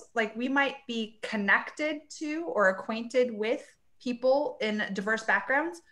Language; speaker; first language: English; native; English